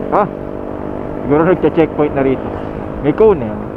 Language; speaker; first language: Filipino; native; Filipino